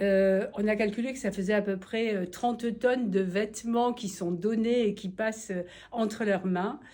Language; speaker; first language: French; native; French